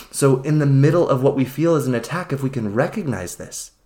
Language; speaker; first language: English; native; English